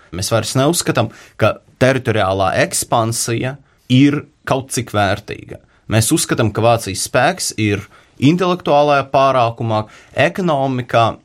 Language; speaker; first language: Latvian; native; Latvian